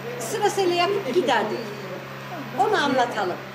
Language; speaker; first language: Turkish; non-native, fluent; Japanese